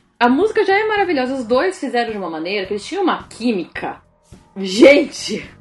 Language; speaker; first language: Portuguese; native; Portuguese